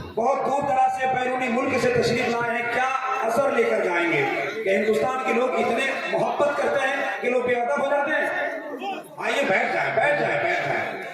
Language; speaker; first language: Urdu; native; Urdu